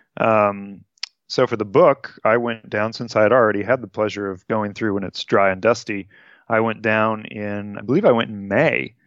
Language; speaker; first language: English; native; English